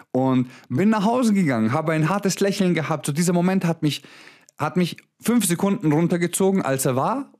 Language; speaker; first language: German; early bilingual, other home language; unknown